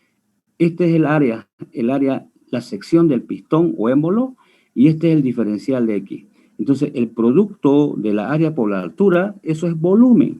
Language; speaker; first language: Spanish; native; Spanish